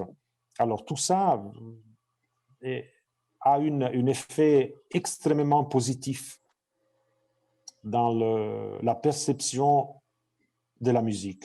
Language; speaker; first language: French; non-native, fluent; Italian